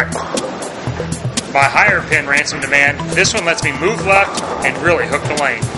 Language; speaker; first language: English; native; English